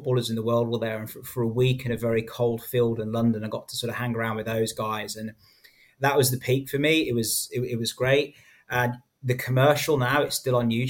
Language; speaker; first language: English; native; English